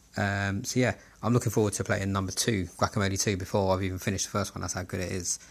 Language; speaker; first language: English; native; English